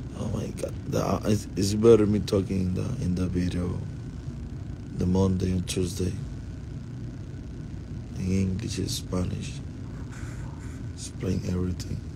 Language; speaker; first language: English; non-native, learner; Spanish